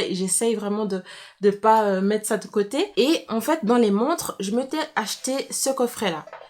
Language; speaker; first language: French; native; French